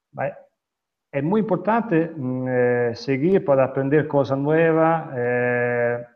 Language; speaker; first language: Spanish; non-native, learner; Italian